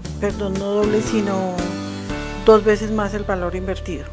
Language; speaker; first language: Spanish; native; Spanish